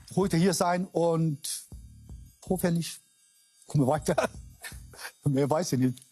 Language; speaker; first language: German; non-native, fluent; Kurdish